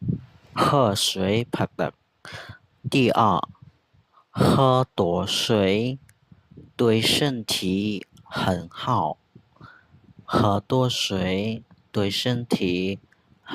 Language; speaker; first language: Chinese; non-native, fluent; Khmer